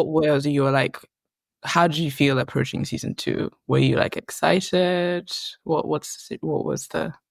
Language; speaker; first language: English; native; English